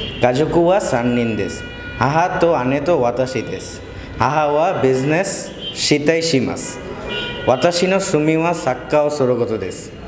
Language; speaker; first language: Japanese; non-native, learner; Bangla